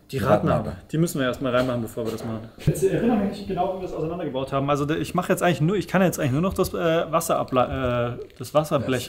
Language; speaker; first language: German; native; German